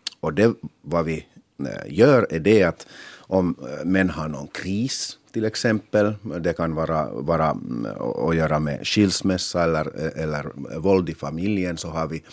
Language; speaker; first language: Swedish; non-native, local second language; Finnish